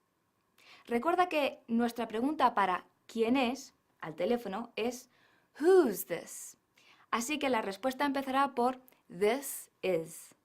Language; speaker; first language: Spanish; non-native, fluent; English